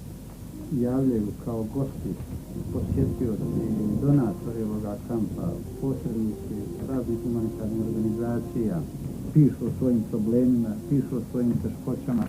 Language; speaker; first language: Bosnian; native; Bosnian